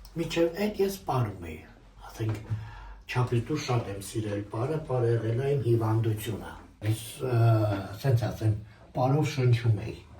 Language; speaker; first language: Armenian; native; Armenian